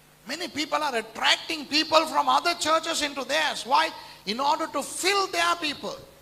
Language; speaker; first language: English; non-native, local second language; Tamil